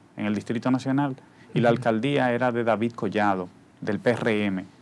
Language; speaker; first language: Spanish; native; Spanish